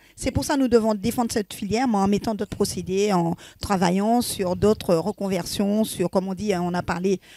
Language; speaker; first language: French; native; French